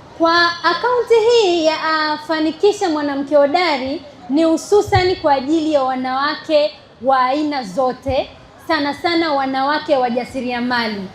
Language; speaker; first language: Swahili; native; Swahili